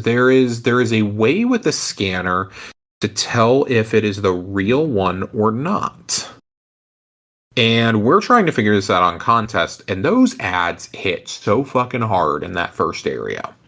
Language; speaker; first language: English; native; English